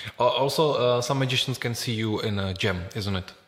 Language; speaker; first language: English; non-native, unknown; Czech